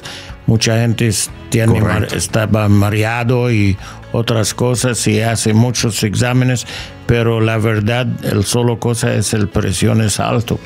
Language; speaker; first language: Spanish; non-native, learner; English